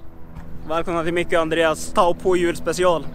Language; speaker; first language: Swedish; native; Swedish